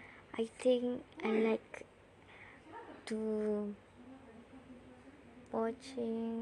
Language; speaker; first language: English; non-native, learner; Malay